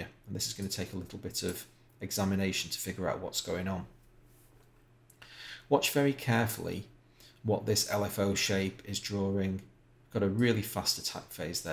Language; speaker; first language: English; native; English